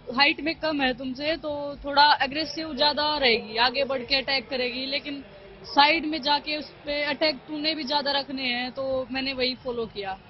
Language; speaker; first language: Hindi; native; Hindi